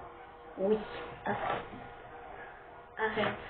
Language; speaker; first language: French; native; French